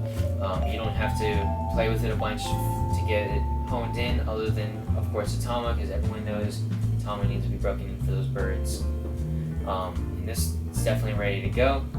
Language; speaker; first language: English; native; English